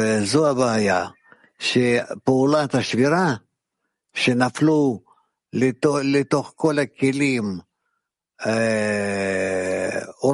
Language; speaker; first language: Hebrew; non-native, fluent; Russian